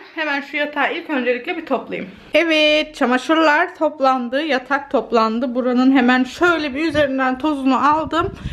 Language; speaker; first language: Turkish; early bilingual, heritage; Turkish